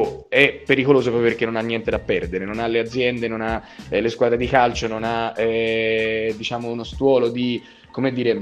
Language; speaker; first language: Italian; native; Italian